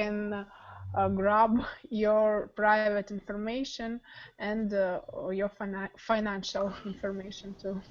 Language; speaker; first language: English; non-native, learner; Russian